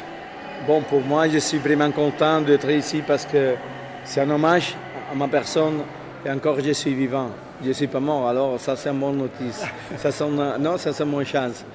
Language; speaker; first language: French; non-native, fluent; Spanish